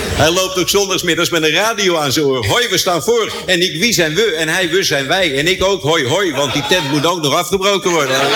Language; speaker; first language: Dutch; native; Dutch